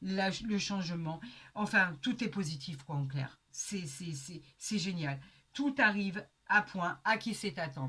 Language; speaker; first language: French; native; French